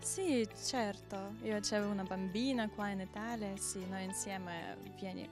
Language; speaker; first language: Italian; non-native, learner; Ukrainian